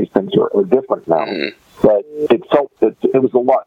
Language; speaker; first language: English; native; English